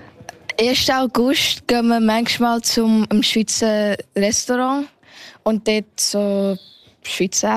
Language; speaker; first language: German; early bilingual, heritage; German